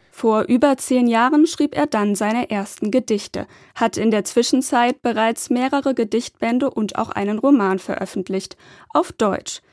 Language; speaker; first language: German; native; German